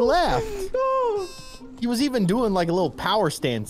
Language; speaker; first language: English; native; English